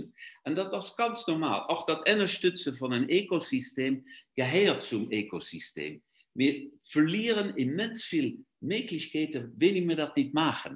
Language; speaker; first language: German; non-native, fluent; Luxembourgish